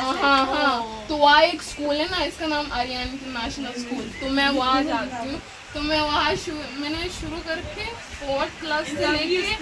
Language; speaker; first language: Hindi; early bilingual, other home language; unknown